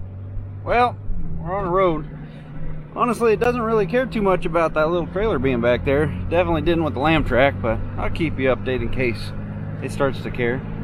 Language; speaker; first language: English; native; English